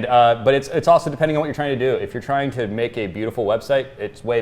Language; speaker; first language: English; native; English